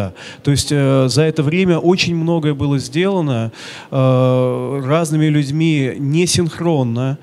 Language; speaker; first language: Russian; native; Russian